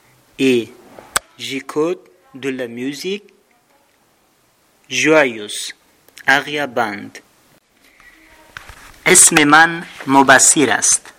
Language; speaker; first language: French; non-native, learner; Persian